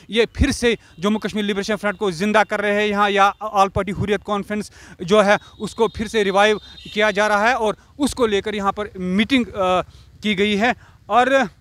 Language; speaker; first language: Hindi; non-native, local second language; Kashmiri